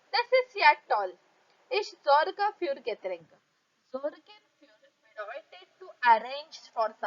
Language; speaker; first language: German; non-native, fluent; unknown